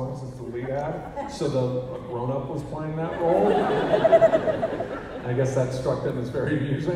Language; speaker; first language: English; native; English